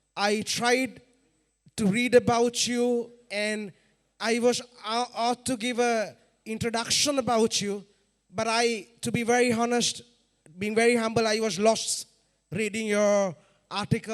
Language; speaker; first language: English; non-native, local second language; Sinhala